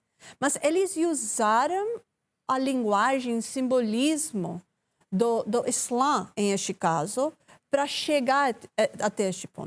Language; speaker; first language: Portuguese; non-native, learner; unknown